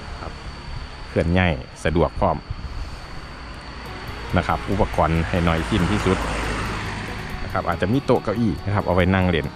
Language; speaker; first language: Thai; non-native, local second language; Lao